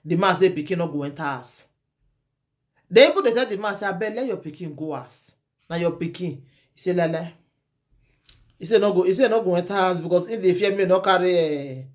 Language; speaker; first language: Nigerian Pidgin; native; Nigerian Pidgin